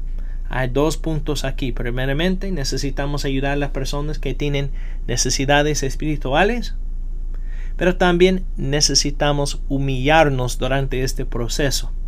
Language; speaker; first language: Spanish; non-native, fluent; English